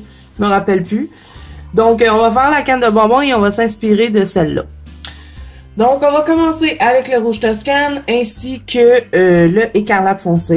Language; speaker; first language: French; native; French